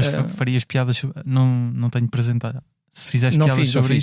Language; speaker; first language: Portuguese; native; Portuguese